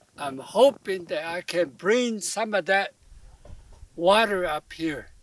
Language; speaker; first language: English; non-native, local second language; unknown